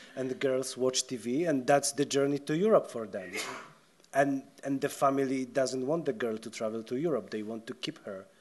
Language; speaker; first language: English; non-native, fluent; Polish